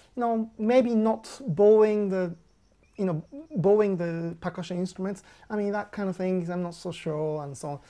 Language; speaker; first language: English; non-native, fluent; Japanese